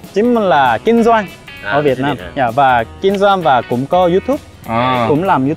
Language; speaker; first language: Vietnamese; non-native, learner; Korean